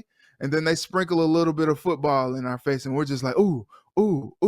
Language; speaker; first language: English; native; English